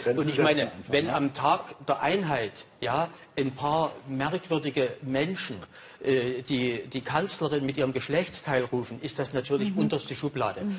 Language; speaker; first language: German; native; German